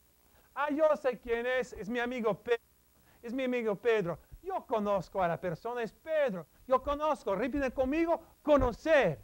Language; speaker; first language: Spanish; non-native, fluent; English